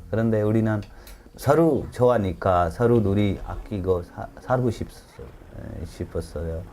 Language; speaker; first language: Korean; non-native, learner; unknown